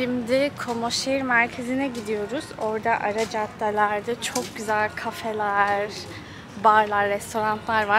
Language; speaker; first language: Turkish; early bilingual, heritage; Turkish